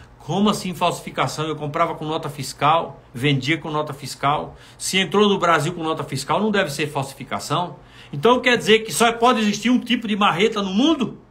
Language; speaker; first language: Portuguese; native; Portuguese